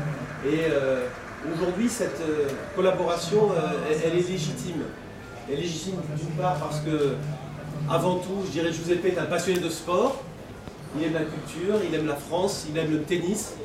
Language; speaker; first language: French; native; French